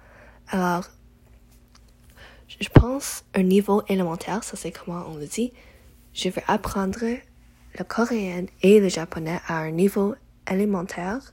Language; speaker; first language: French; non-native, learner; English